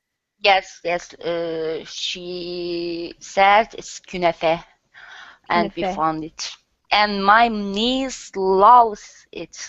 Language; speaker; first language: English; non-native, learner; Turkish